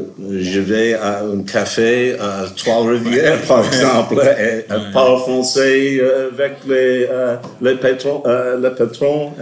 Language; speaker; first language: French; non-native, learner; English